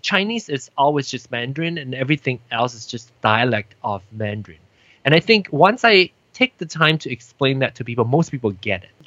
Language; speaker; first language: English; non-native, local second language; Min Nan Chinese